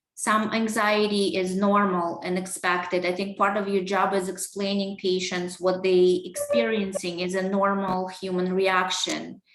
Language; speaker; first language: English; non-native, fluent; Russian